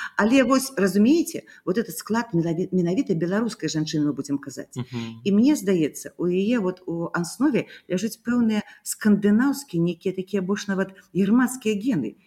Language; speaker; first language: Belarusian; native; Belarusian